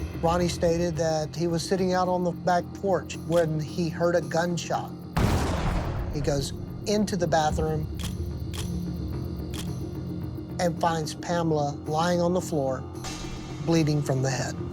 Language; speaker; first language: English; native; English